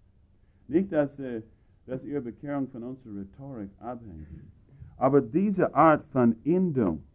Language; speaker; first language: German; non-native, fluent; English